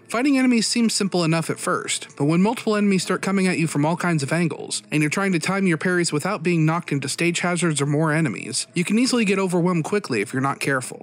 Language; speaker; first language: English; native; English